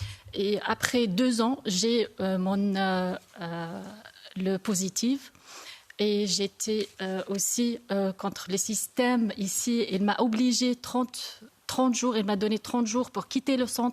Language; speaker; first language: French; non-native, learner; Arabic